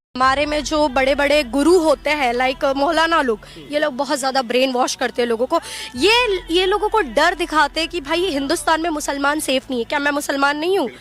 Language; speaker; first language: Hindi; native; Hindi